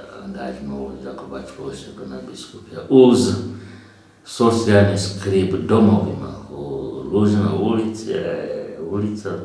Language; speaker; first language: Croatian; non-native, learner; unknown